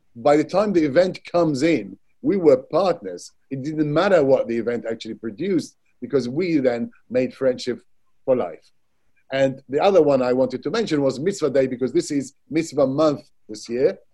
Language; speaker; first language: English; non-native, fluent; Arabic